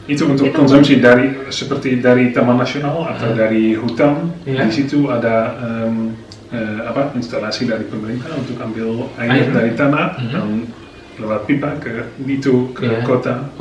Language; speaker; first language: Indonesian; non-native, fluent; Dutch